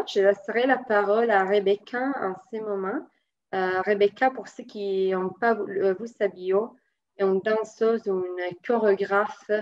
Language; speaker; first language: French; native; French